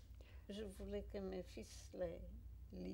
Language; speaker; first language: French; non-native, fluent; Polish